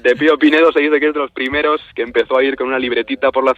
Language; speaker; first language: Spanish; native; Spanish